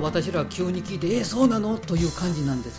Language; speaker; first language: Japanese; native; Japanese